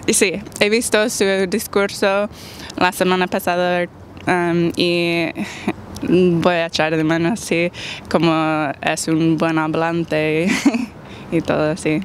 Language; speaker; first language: Spanish; non-native, learner; English